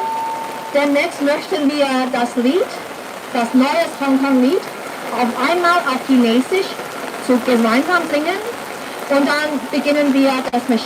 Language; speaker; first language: German; non-native, fluent; Cantonese